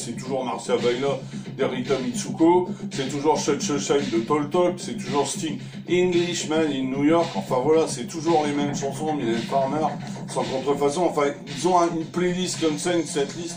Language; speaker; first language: French; native; French